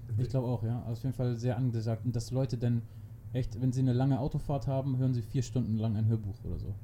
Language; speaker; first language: German; native; German